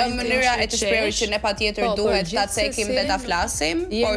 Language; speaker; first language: Albanian; native; Albanian